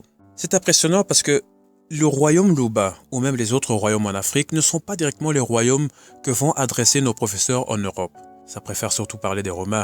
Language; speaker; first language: French; native; French